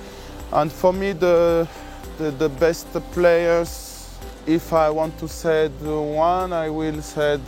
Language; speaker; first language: English; non-native, learner; French